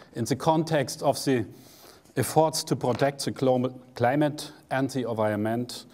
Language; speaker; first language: English; non-native, fluent; German